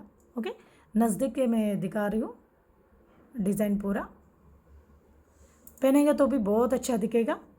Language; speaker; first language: Hindi; non-native, local second language; Telugu